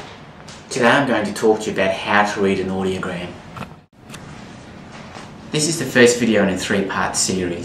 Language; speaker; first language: English; native; English